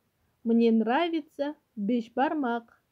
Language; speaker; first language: Russian; non-native, local second language; Kyrgyz